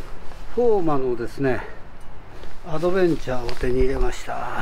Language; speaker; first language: Japanese; native; Japanese